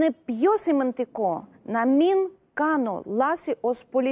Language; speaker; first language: Greek; non-native, learner; Russian